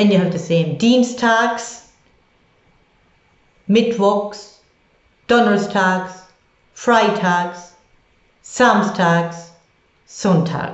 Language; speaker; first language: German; non-native, fluent; English